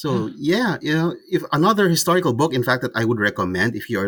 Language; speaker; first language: English; non-native, local second language; Cebuano